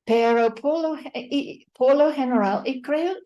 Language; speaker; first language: Spanish; non-native, fluent; English